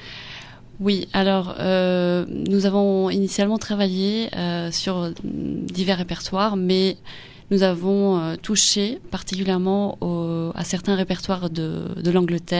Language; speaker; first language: French; non-native, fluent; Spanish